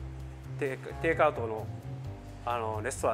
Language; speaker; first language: Japanese; non-native, learner; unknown